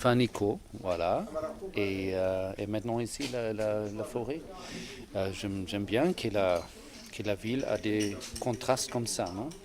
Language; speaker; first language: French; non-native, fluent; German